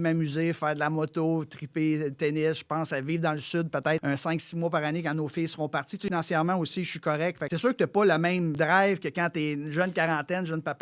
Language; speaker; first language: French; native; French